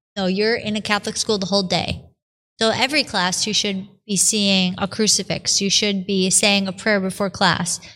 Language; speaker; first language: English; native; English